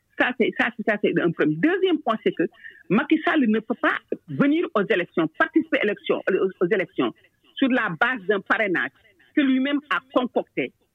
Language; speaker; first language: French; non-native, local second language; Wolof